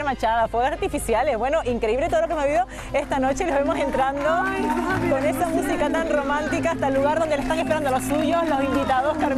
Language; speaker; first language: Spanish; native; Spanish